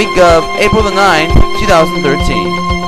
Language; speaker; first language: English; native; English